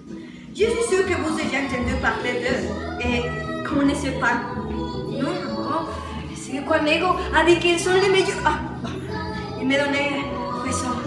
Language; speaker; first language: French; non-native, learner; Spanish